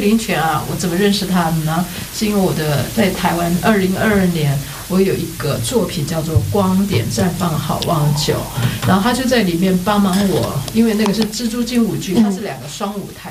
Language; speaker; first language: German; non-native, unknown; Chinese